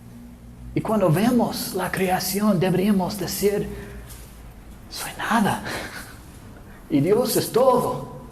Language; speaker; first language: Spanish; non-native, fluent; English